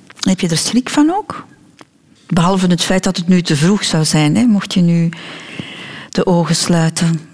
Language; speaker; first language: Dutch; native; Dutch